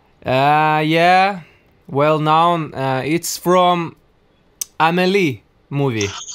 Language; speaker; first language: English; non-native, learner; Tatar